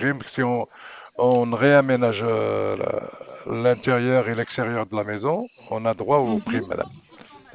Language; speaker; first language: French; non-native, local second language; Arabic